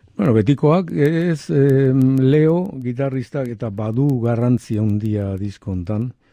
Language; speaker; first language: Basque; native; Basque